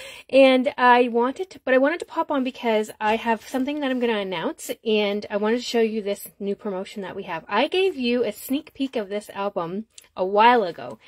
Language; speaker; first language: English; native; English